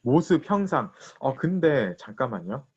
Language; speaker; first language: Korean; native; Korean